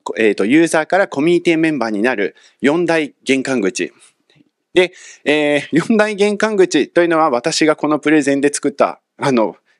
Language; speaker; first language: Japanese; early bilingual, other home language; English